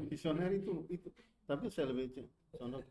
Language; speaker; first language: Indonesian; non-native, fluent; Tetum